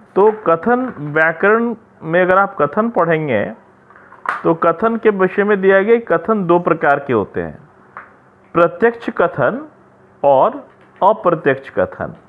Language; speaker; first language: Hindi; native; Hindi